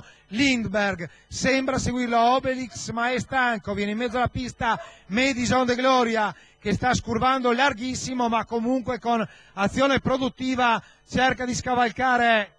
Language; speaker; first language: Italian; native; Italian